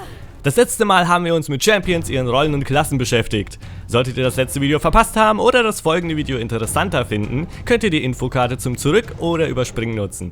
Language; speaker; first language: German; native; German